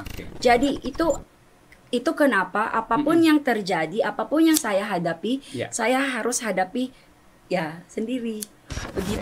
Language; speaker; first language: Indonesian; non-native, fluent; German